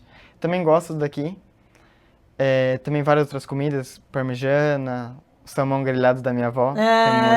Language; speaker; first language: Portuguese; early bilingual, heritage; Portuguese